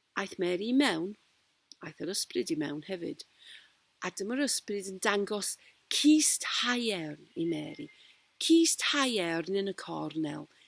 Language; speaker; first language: Welsh; non-native, local second language; English